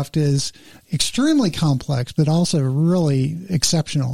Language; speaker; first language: English; native; English